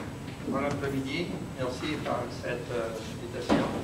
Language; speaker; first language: French; non-native, learner; Spanish